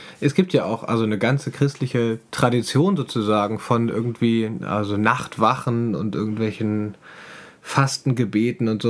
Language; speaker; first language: German; native; German